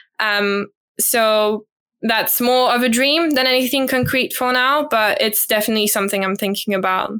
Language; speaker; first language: English; non-native, fluent; French